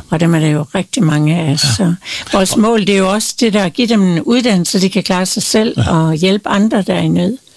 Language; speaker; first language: Danish; non-native, local second language; Faroese